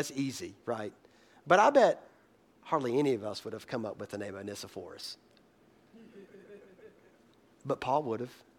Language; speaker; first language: English; native; English